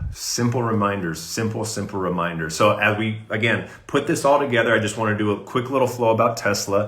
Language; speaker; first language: English; native; English